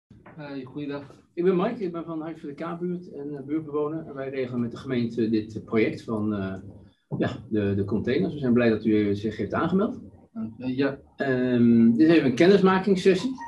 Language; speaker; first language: Dutch; native; Dutch